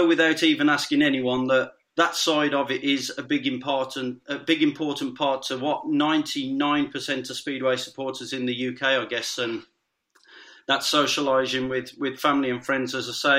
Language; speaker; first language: English; native; English